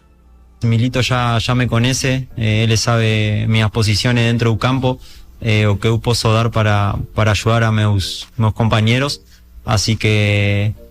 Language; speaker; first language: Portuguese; non-native, learner; Spanish